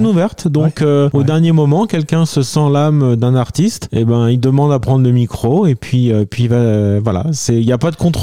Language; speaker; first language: French; native; French